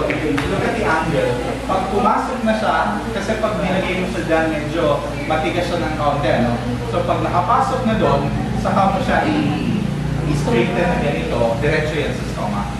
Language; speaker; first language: Filipino; non-native, local second language; Bikol